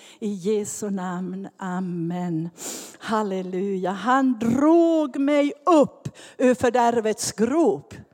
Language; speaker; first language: Swedish; native; Swedish